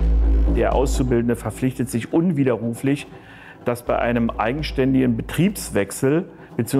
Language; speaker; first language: German; native; German